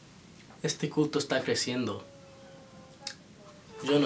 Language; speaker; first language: Spanish; non-native, learner; English